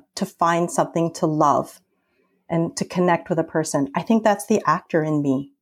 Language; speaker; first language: English; early bilingual, other home language; Filipino